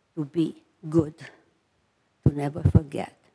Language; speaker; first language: English; non-native, fluent; Hungarian